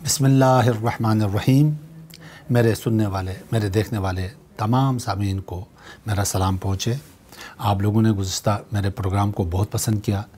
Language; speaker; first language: Urdu; non-native, local second language; Shina